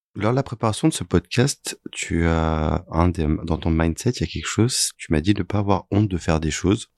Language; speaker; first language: French; native; French